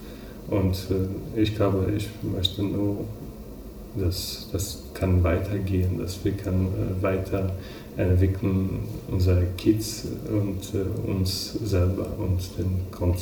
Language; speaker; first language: German; non-native, fluent; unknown